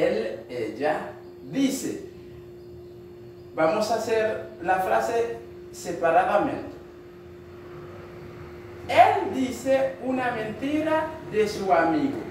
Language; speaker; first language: Spanish; non-native, fluent; Haitian Creole